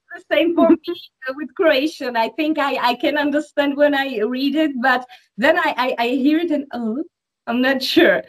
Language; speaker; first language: English; non-native, learner; Czech